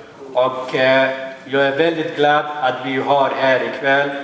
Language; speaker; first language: Swedish; early bilingual, other home language; Somali